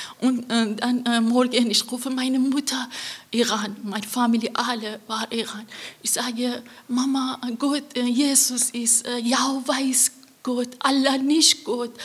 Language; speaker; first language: German; non-native, learner; Persian